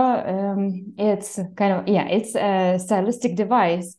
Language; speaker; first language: English; non-native, fluent; Lithuanian